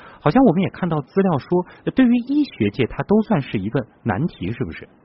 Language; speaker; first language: Chinese; native; Chinese